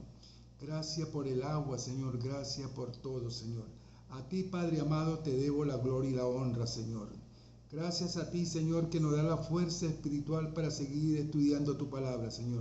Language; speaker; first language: Spanish; native; Spanish